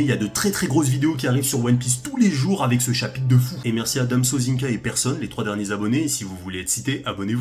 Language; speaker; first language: French; native; French